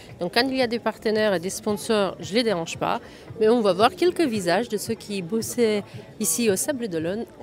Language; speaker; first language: French; native; French